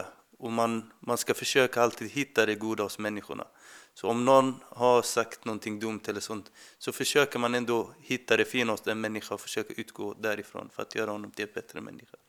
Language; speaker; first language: Swedish; non-native, fluent; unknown